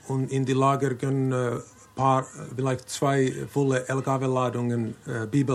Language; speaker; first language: German; non-native, learner; Finnish